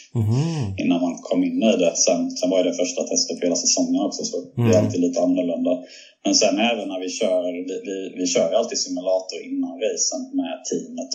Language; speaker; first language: Swedish; native; Swedish